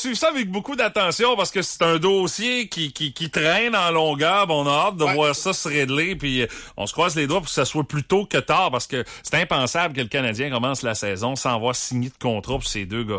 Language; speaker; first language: French; native; French